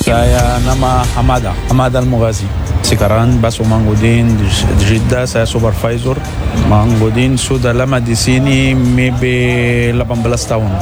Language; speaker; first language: Indonesian; non-native, learner; Arabic